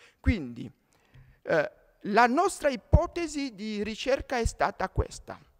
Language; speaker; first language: Italian; non-native, fluent; French